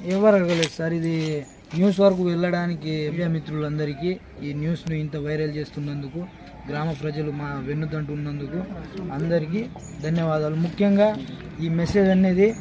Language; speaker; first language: Telugu; non-native, local second language; Lambadi